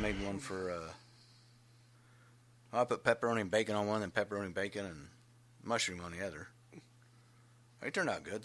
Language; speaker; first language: English; native; English